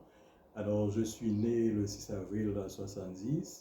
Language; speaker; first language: French; non-native, local second language; Haitian Creole